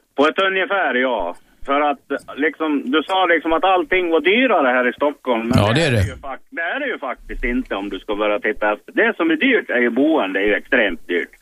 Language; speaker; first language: Swedish; native; Swedish